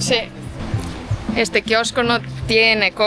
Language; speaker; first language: Spanish; non-native, fluent; Estonian